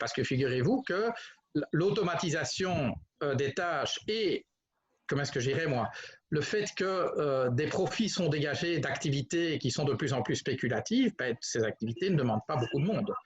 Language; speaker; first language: French; native; French